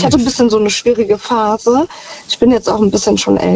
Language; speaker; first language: German; native; German